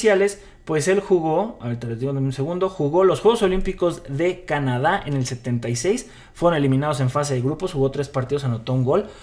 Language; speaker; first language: Spanish; native; Spanish